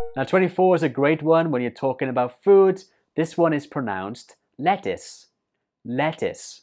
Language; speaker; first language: English; native; English